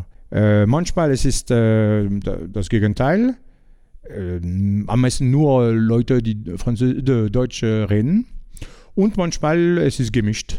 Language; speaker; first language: German; non-native, learner; French